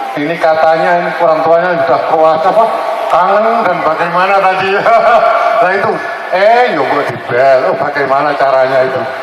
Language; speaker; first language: Indonesian; non-native, local second language; Javanese